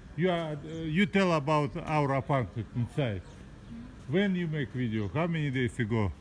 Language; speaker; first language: English; non-native, learner; Russian